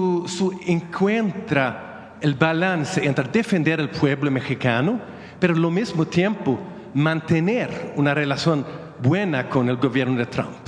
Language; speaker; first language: Spanish; non-native, fluent; Swedish